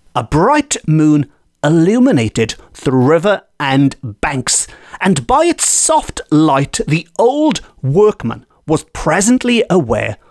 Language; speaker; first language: English; native; English